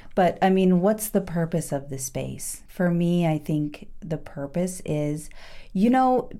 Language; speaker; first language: English; native; English